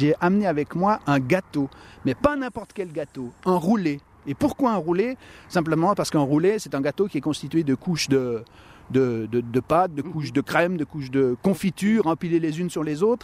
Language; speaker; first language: French; native; French